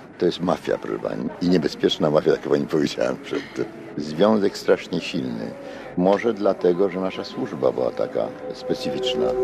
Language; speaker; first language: Polish; native; Polish